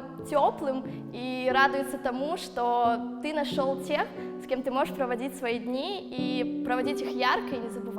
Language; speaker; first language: Russian; native; Russian